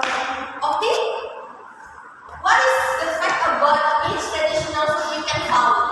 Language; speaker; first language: English; non-native, local second language; Indonesian